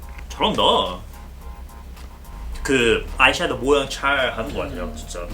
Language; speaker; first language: Korean; early bilingual, heritage; Korean